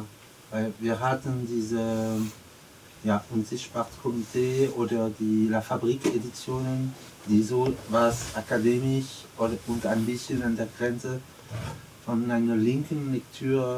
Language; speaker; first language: German; non-native, learner; French